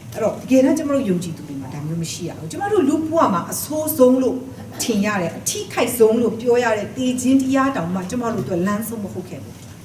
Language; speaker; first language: Burmese; non-native, local second language; Kachin